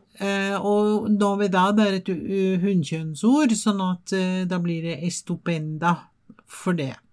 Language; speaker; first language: Norwegian; non-native, fluent; Spanish